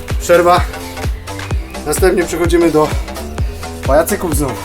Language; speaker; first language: Polish; native; Polish